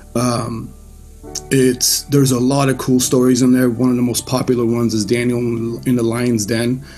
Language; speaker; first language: English; early bilingual, other home language; Persian